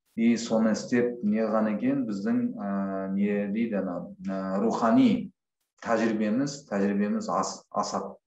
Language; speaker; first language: Kazakh; non-native, local second language; Russian